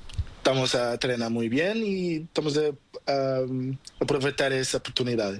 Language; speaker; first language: Spanish; non-native, learner; Portuguese